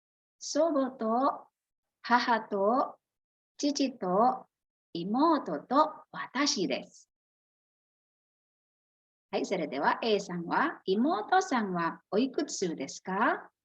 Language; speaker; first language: Japanese; non-native, fluent; Indonesian